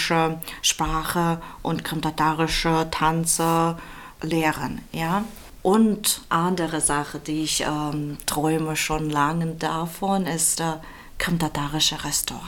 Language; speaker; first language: German; non-native, fluent; Russian